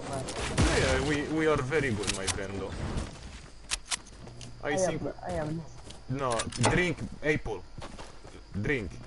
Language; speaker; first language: English; non-native, learner; French